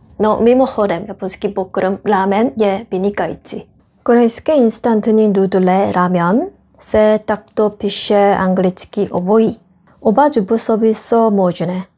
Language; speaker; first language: Czech; non-native, fluent; Korean